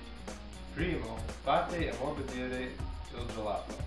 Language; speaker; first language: Italian; non-native, learner; English